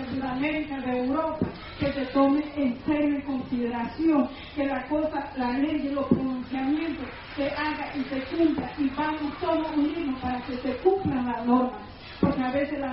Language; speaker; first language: Spanish; non-native, local second language; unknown